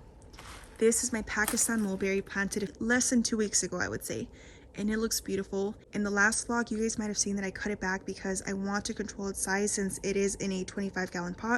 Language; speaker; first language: English; native; English